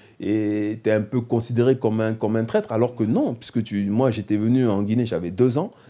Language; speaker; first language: French; native; French